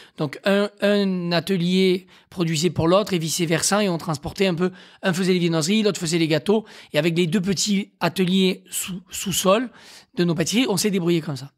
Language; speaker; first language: French; native; French